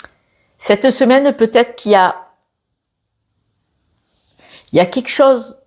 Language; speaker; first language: French; native; French